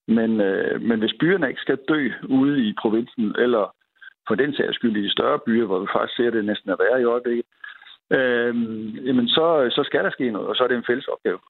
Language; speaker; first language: Danish; native; Danish